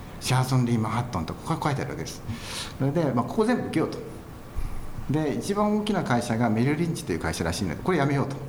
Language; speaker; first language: Japanese; native; Japanese